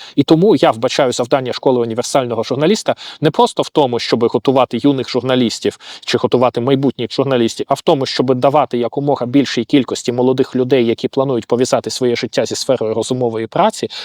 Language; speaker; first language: Ukrainian; native; Ukrainian